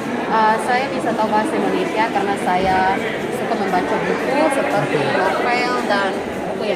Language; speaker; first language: Indonesian; non-native, fluent; Tetum